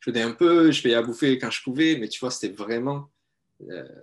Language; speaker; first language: French; native; French